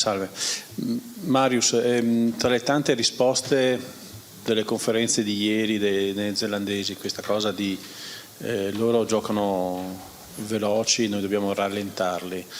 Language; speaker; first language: Italian; native; Italian